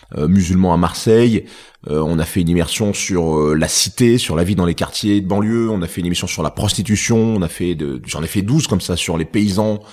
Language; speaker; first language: French; native; French